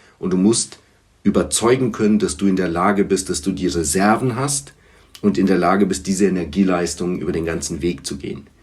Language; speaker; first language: German; early bilingual, other home language; Bulgarian